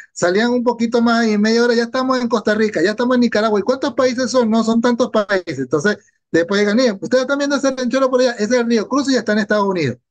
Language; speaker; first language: Spanish; native; Spanish